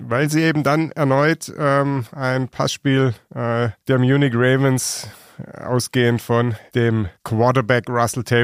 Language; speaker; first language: German; native; German